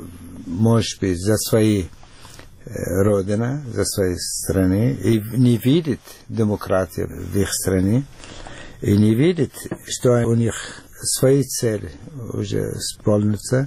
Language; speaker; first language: Russian; non-native, fluent; Arabic